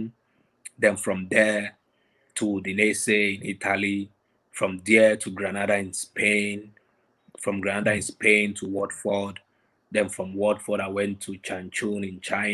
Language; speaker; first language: English; non-native, local second language; Yoruba